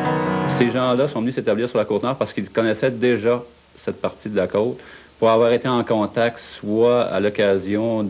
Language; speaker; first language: French; native; French